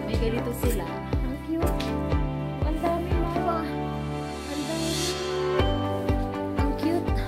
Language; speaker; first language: Filipino; native; Filipino